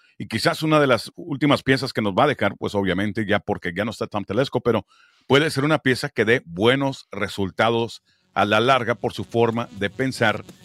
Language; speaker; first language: Spanish; early bilingual, heritage; Spanish